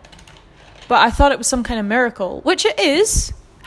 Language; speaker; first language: English; native; English